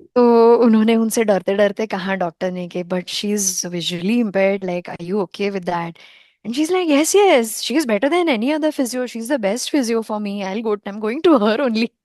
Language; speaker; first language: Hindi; non-native, local second language; Konkani